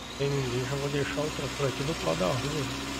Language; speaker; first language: Portuguese; native; Portuguese